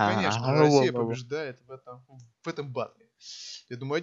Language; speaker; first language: Russian; native; Russian